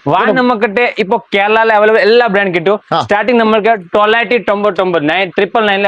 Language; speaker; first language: Malayalam; non-native, learner; Tamil